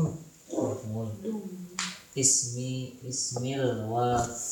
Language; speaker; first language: Arabic; non-native, learner; Indonesian